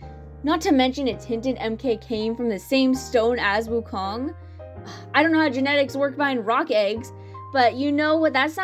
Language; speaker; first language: English; native; English